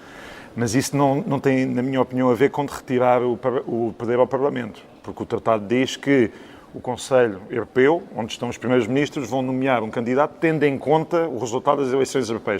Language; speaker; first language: Portuguese; native; Portuguese